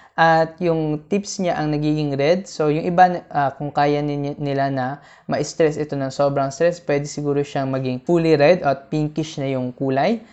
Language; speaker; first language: Filipino; native; Filipino